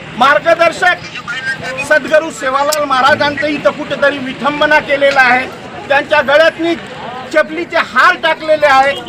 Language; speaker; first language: Marathi; non-native, local second language; Lambadi